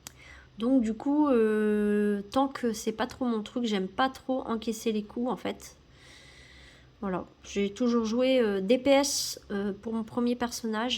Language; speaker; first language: French; native; French